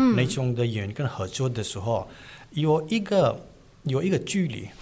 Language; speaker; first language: Chinese; non-native, learner; Manipuri